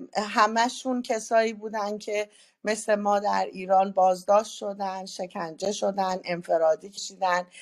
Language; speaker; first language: Persian; native; Persian